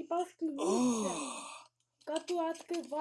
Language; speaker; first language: Russian; early bilingual, heritage; Russian